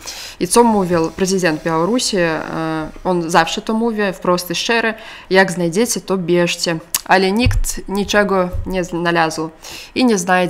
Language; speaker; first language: Polish; non-native, fluent; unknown